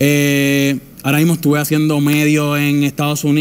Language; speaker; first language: Spanish; native; Spanish